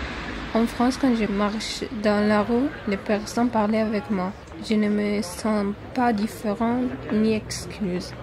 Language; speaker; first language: French; non-native, learner; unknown